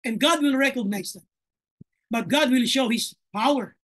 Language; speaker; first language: English; non-native, local second language; Filipino